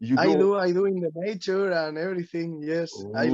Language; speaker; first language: English; non-native, learner; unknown